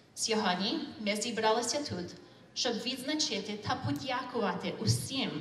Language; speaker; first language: Ukrainian; early bilingual, other home language; English